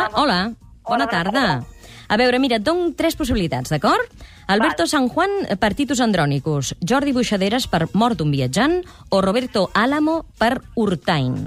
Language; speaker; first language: Catalan; native; Catalan